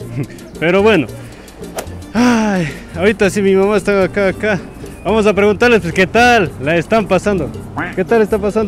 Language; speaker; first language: Spanish; native; Spanish